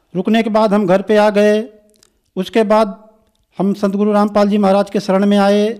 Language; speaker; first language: Hindi; native; Hindi